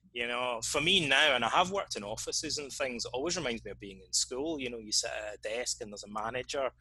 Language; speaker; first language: English; native; English